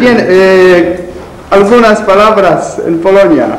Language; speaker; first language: Spanish; non-native, learner; Polish